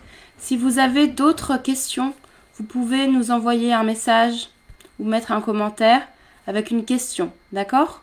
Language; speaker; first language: French; native; French